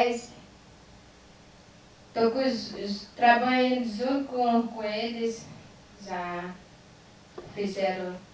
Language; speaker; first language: Portuguese; non-native, learner; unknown